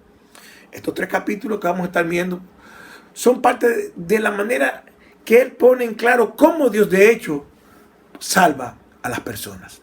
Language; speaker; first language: Spanish; native; Spanish